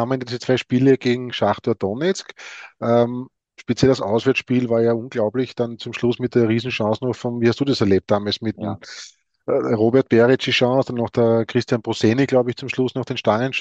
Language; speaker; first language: German; native; German